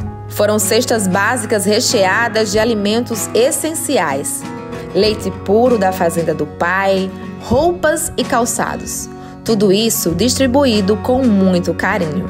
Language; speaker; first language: Portuguese; native; Portuguese